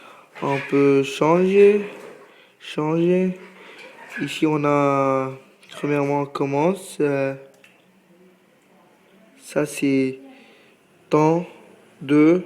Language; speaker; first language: French; non-native, fluent; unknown